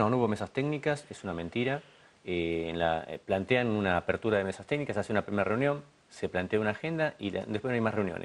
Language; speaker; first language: Spanish; native; Spanish